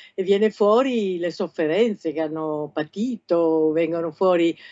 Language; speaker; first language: Italian; native; Italian